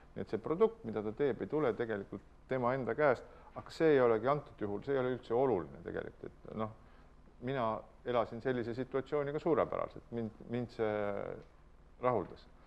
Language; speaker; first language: Estonian; native; Estonian